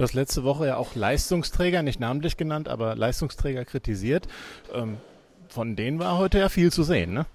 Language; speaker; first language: German; native; German